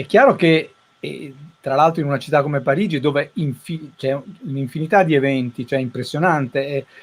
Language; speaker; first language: Italian; native; Italian